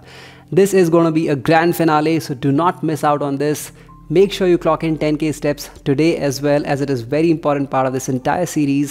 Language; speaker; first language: English; non-native, local second language; Hindi